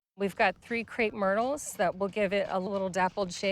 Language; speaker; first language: English; native; English